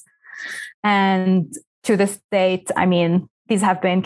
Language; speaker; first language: English; non-native, fluent; Arabic